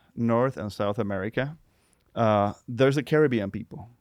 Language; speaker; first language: English; non-native, fluent; Spanish